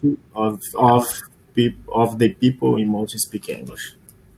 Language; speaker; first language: English; non-native, learner; Portuguese